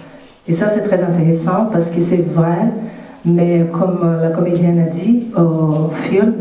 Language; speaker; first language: French; non-native, fluent; Portuguese